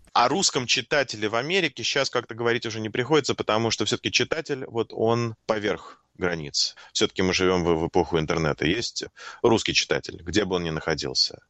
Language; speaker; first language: Russian; native; Russian